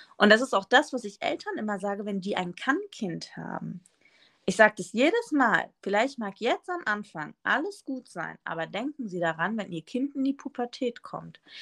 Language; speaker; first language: German; early bilingual, other home language; Spanish